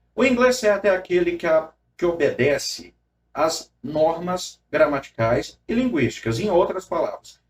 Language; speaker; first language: Portuguese; native; Portuguese